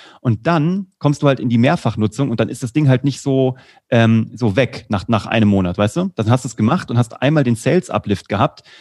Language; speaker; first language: German; native; German